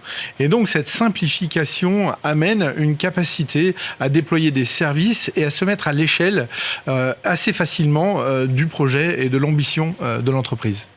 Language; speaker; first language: French; native; French